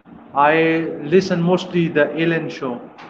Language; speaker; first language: English; non-native, learner; Pashto